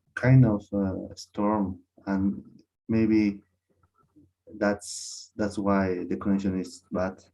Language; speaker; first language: English; non-native, learner; Spanish